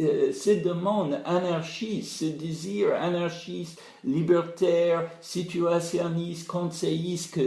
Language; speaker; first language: French; non-native, fluent; English